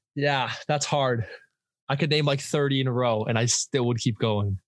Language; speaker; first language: English; native; English